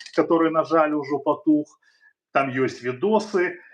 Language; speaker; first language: Belarusian; non-native, local second language; Russian